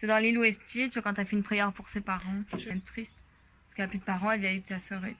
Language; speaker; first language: French; native; French